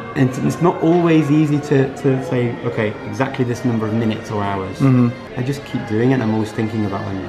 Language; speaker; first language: English; native; English